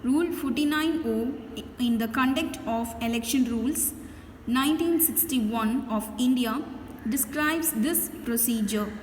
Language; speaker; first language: English; non-native, local second language; Tamil